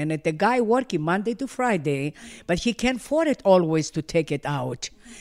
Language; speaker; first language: English; non-native, learner; Greek